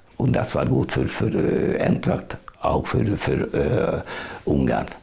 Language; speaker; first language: German; non-native, learner; Hungarian